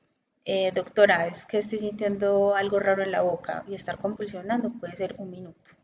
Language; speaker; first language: Spanish; native; Spanish